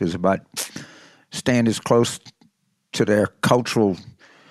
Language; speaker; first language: English; native; English